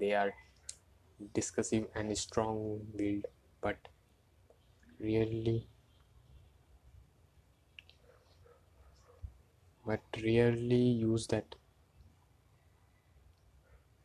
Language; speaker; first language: English; non-native, local second language; Hindi